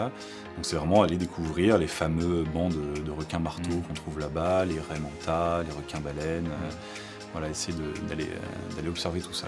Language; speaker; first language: French; native; French